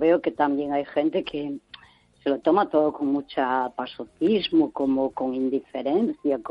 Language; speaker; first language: Spanish; native; Spanish